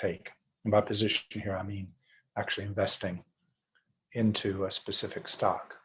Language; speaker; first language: English; native; English